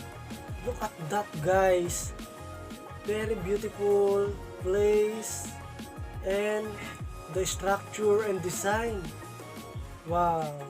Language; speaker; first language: English; non-native, local second language; Filipino